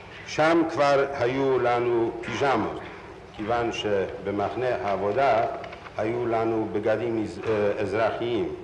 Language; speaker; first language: Hebrew; non-native, fluent; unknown